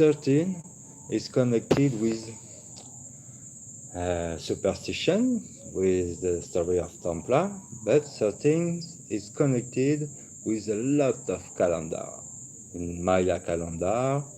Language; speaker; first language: English; non-native, learner; French